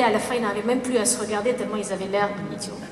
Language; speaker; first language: French; native; French